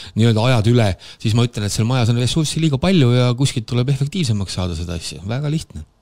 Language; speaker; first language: Estonian; native; Estonian